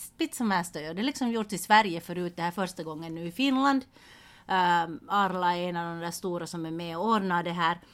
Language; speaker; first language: Swedish; native; Swedish